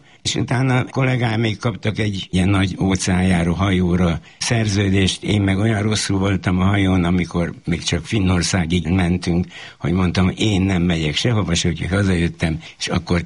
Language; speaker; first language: Hungarian; native; Hungarian